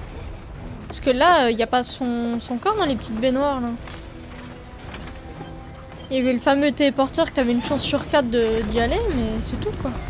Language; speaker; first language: French; native; French